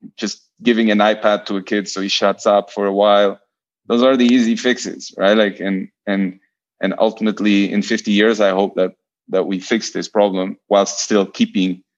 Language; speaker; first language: English; non-native, fluent; Portuguese